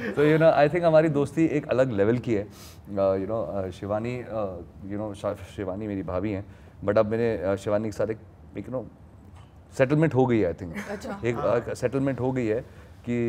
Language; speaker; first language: Hindi; native; Hindi